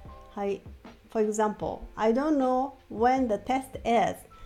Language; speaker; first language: English; non-native, fluent; Japanese